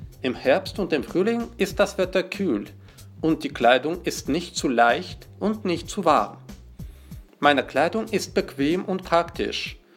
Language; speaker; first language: German; non-native, fluent; Russian